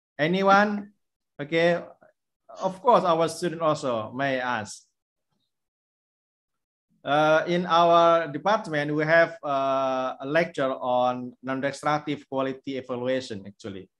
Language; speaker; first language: English; non-native, fluent; Indonesian